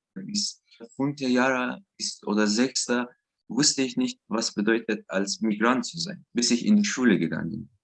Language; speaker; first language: German; non-native, learner; Persian